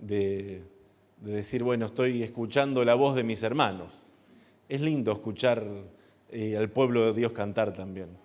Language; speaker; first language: Spanish; native; Spanish